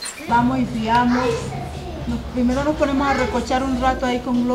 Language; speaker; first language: Spanish; native; Spanish